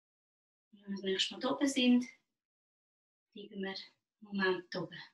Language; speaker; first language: German; native; German